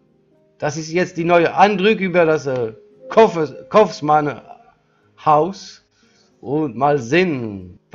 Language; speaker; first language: German; non-native, learner; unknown